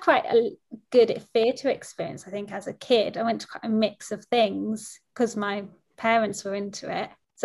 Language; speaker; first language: English; native; English